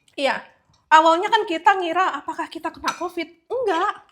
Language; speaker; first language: Indonesian; native; Indonesian